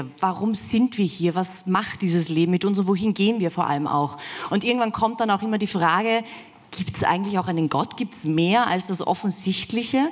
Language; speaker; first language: German; native; German